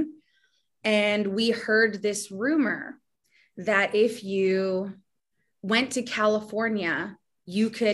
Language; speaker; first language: English; native; English